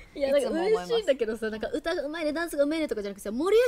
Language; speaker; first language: Japanese; native; Japanese